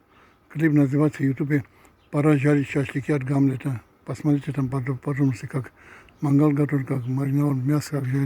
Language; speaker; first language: Russian; non-native, fluent; Armenian